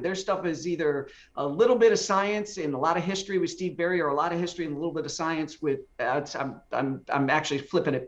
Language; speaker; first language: English; native; English